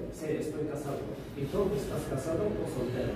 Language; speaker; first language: Spanish; non-native, learner; Arabic